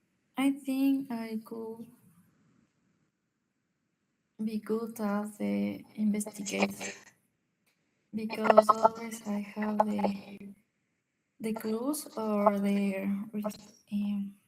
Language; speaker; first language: English; non-native, learner; Spanish